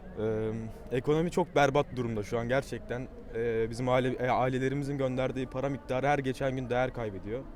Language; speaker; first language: Turkish; native; Turkish